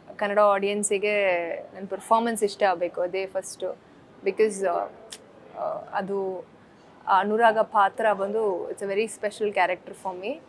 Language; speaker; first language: Kannada; early bilingual, heritage; Kannada